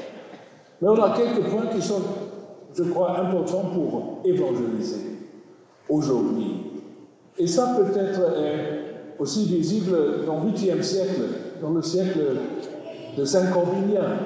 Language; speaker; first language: French; non-native, learner; German